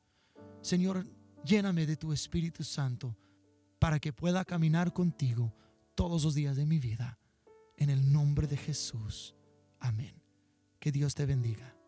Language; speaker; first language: Spanish; non-native, fluent; English